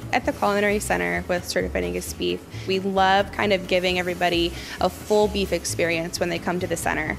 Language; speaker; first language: English; native; English